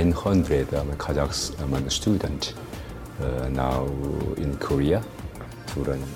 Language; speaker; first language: English; non-native, learner; Korean